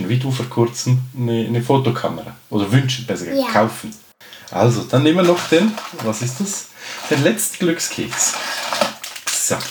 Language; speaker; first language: German; native; German